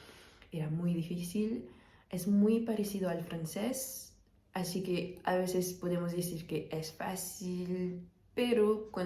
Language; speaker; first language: Spanish; non-native, fluent; French